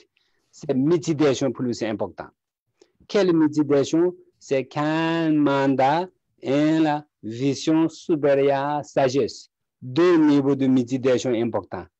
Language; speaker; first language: French; non-native, learner; Tibetan